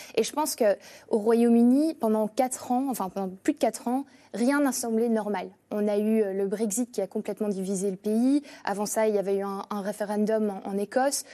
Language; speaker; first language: French; non-native, fluent; English